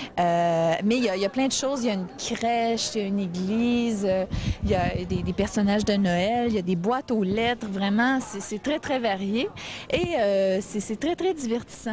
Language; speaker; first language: French; native; French